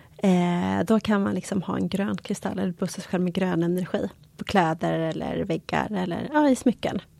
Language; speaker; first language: Swedish; early bilingual, other home language; Polish